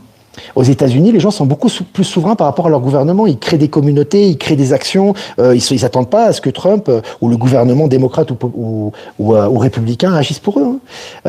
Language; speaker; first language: French; native; French